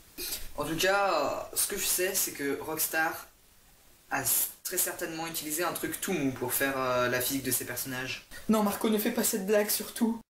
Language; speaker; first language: French; native; French